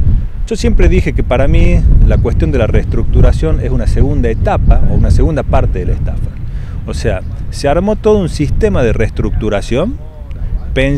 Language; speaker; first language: Spanish; native; Spanish